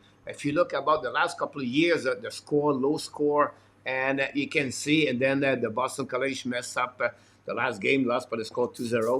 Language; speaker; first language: English; non-native, fluent; French